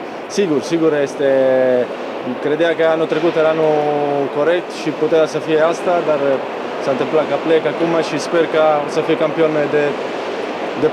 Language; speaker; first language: Romanian; non-native, fluent; Italian